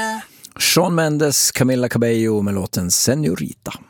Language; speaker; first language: Swedish; native; Swedish